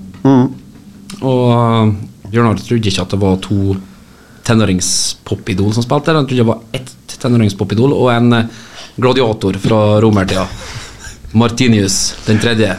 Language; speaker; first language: Norwegian; native; Norwegian